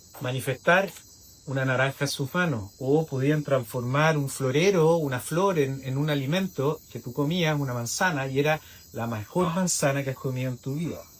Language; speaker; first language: Spanish; native; Spanish